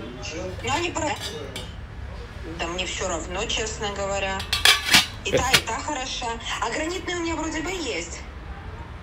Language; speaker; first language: Russian; native; Russian